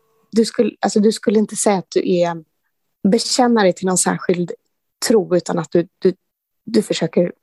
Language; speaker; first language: Swedish; native; Swedish